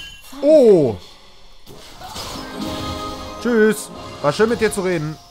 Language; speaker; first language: German; native; German